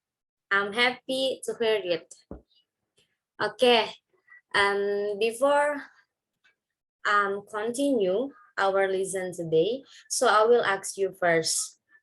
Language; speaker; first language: English; non-native, learner; Indonesian